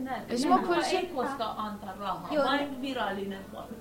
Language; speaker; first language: Finnish; non-native, learner; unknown